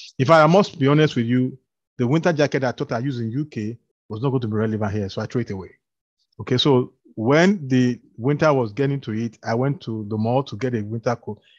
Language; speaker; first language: English; non-native, local second language; Yoruba